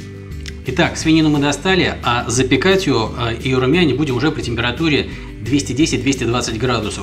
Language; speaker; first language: Russian; native; Russian